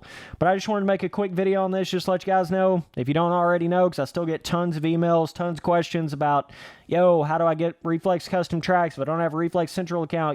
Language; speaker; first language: English; native; English